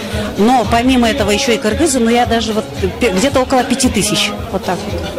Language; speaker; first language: Russian; native; Russian